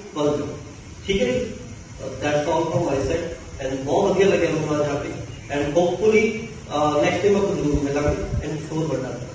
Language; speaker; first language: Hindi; non-native, local second language; Punjabi